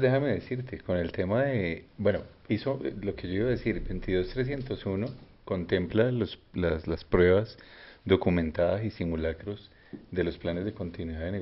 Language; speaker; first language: Spanish; native; Spanish